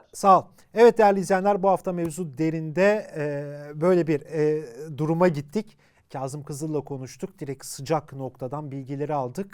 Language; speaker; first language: Turkish; native; Turkish